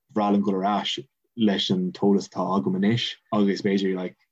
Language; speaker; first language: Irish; non-native, local second language; English